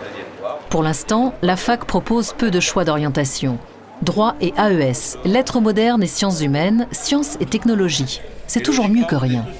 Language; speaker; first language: French; native; French